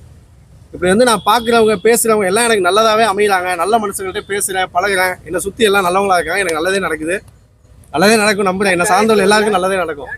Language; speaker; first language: Tamil; native; Tamil